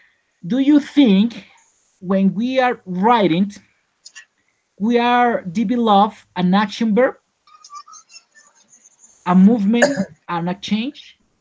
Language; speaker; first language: English; non-native, learner; Spanish